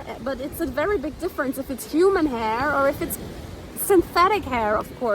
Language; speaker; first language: English; non-native, fluent; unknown